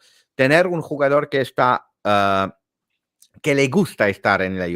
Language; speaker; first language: Spanish; non-native, fluent; Italian